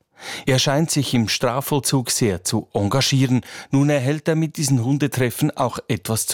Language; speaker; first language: German; native; German